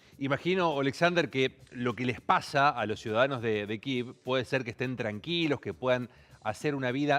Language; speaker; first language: Spanish; native; Spanish